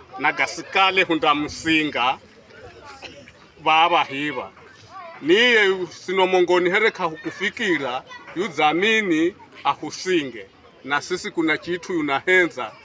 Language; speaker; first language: Swahili; native; Swahili